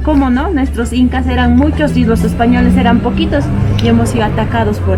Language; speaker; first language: Spanish; native; Spanish